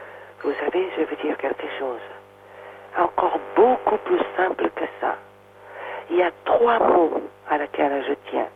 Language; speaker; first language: French; non-native, fluent; Portuguese